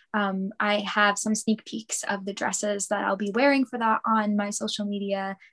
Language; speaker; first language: English; native; English